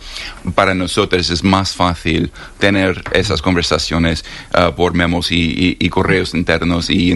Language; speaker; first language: Spanish; non-native, fluent; English